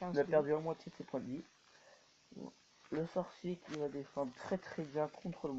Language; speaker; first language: French; native; French